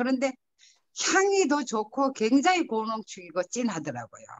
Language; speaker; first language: Korean; native; Korean